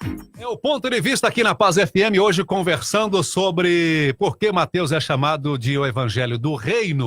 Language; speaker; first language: Portuguese; native; Portuguese